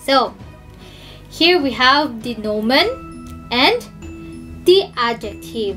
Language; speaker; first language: English; non-native, local second language; Filipino